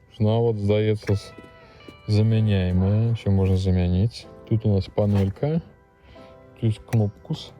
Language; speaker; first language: Belarusian; native; Belarusian